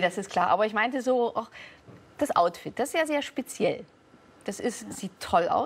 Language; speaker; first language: German; native; German